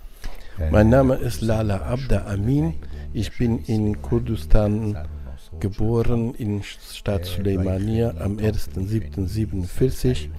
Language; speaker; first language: German; non-native, fluent; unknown